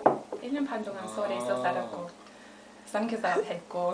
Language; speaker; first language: Korean; non-native, fluent; English